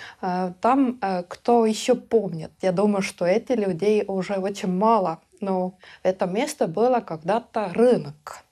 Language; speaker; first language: Russian; non-native, local second language; Estonian